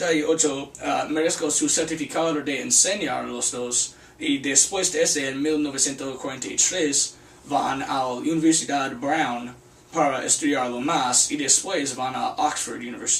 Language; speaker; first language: Spanish; non-native, learner; English